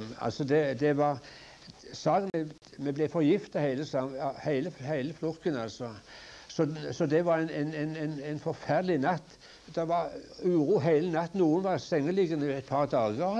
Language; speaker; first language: Norwegian; native; Norwegian